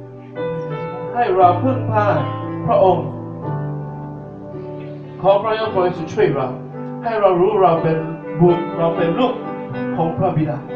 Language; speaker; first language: Thai; non-native, fluent; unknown